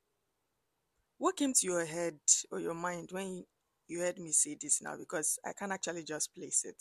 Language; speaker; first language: English; non-native, local second language; Yoruba